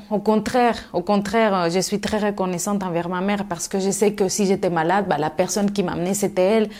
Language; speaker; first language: French; non-native, fluent; Spanish